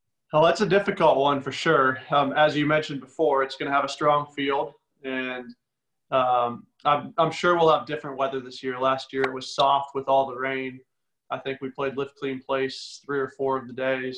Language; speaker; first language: English; native; English